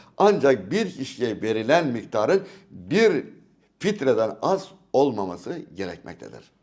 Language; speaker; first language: Turkish; native; Turkish